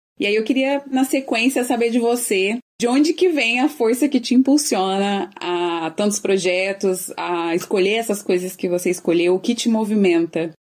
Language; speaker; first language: Portuguese; native; Portuguese